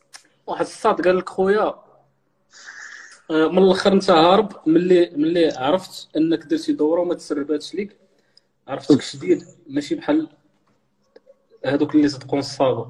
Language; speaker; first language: Arabic; native; Arabic